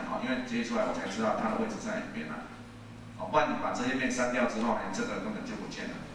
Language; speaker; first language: Chinese; native; Chinese